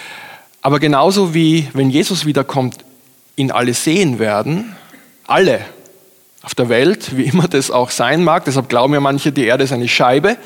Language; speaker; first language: German; native; German